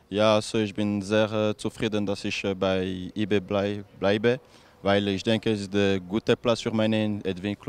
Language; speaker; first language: German; non-native, local second language; French